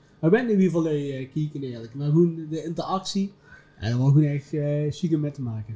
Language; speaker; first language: Dutch; native; Dutch